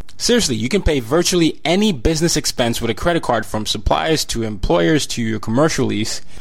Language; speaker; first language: English; non-native, local second language; Yoruba